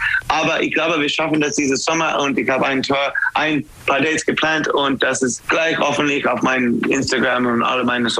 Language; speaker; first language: German; non-native, learner; English